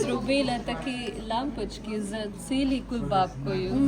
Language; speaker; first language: Ukrainian; non-native, learner; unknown